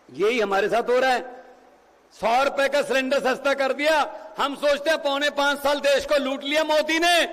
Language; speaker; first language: Hindi; non-native, local second language; Punjabi